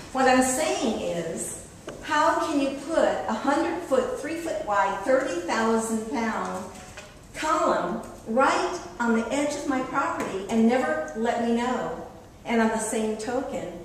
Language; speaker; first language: English; native; English